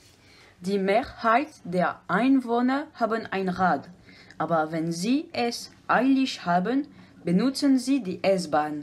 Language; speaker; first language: German; non-native, learner; French